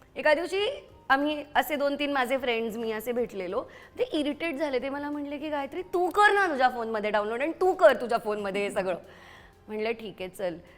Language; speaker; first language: Marathi; native; Marathi